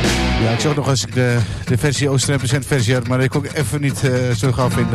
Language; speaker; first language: Dutch; native; Dutch